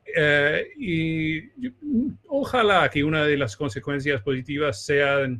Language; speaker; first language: Spanish; non-native, fluent; English